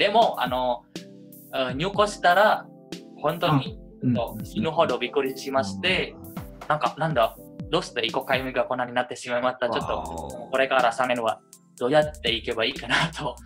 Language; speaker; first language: Japanese; non-native, fluent; Indonesian